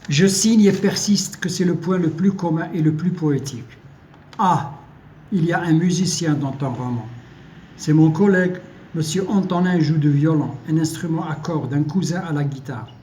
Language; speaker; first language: French; non-native, local second language; Arabic